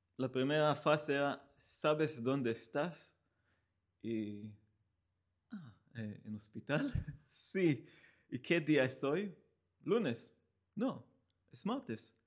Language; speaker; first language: Spanish; non-native, learner; Hebrew